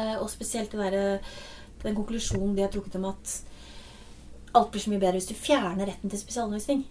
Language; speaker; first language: Norwegian; native; Norwegian